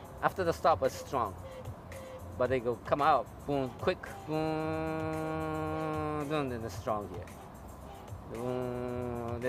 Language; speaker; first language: English; non-native, learner; Japanese